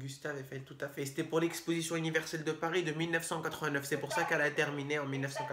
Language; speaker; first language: French; native; French